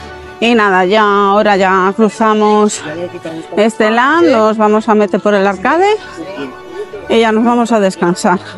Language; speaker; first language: Spanish; native; Spanish